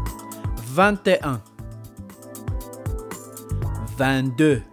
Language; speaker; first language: French; non-native, fluent; English